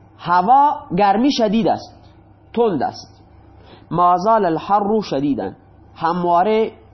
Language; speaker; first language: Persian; non-native, local second language; Baluchi